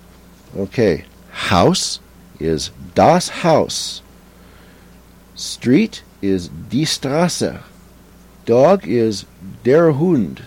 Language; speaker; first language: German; non-native, learner; English